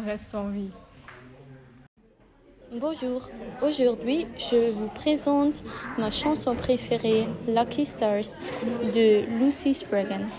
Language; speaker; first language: French; non-native, learner; German